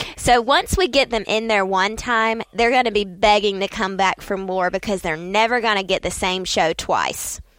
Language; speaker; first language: English; native; English